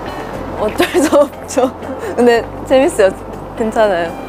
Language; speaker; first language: Korean; non-native, fluent; Japanese